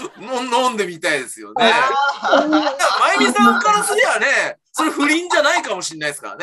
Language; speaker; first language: Japanese; native; Japanese